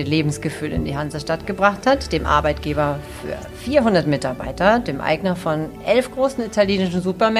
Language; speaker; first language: German; native; German